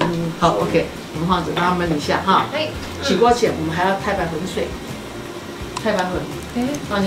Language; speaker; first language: Chinese; native; Chinese